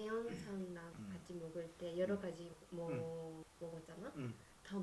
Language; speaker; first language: Korean; non-native, learner; Japanese